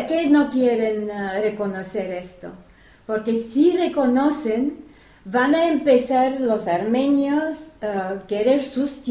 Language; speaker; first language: Spanish; non-native, fluent; Armenian